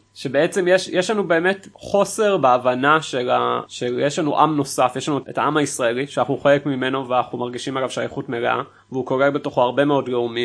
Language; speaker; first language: Hebrew; native; Hebrew